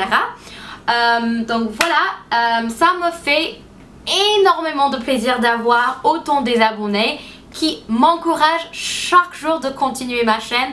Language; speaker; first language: French; non-native, fluent; English